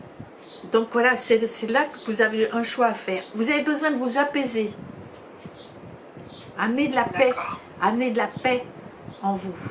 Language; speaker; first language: French; native; French